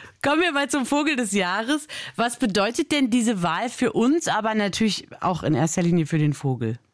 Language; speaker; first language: German; native; German